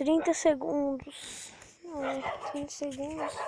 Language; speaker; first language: Portuguese; native; Portuguese